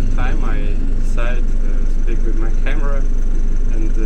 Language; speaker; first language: English; non-native, learner; Russian